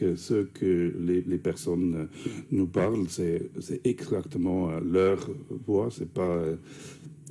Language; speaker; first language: French; non-native, fluent; English